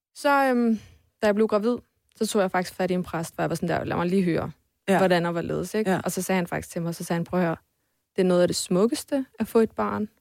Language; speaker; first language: Danish; early bilingual, other home language; Armenian